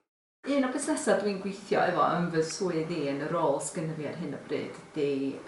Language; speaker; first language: Welsh; non-native, fluent; English